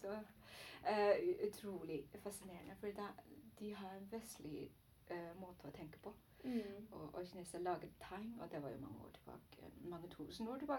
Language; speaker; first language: Norwegian; non-native, learner; Chinese